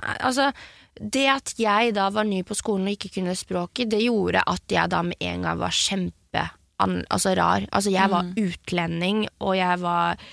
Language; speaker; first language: Norwegian; early bilingual, other home language; French